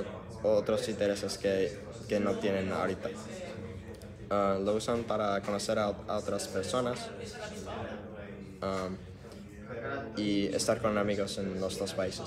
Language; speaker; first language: Spanish; non-native, learner; English